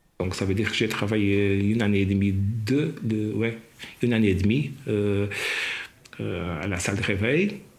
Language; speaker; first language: French; non-native, fluent; Portuguese